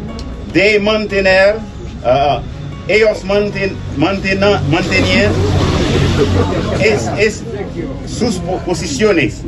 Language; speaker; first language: Spanish; non-native, learner; Haitian Creole